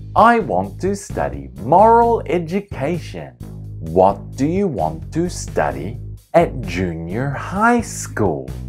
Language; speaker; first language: English; native; English